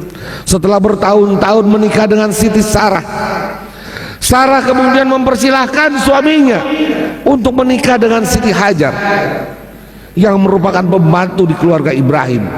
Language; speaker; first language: Indonesian; native; Indonesian